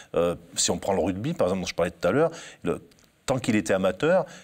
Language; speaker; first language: French; native; French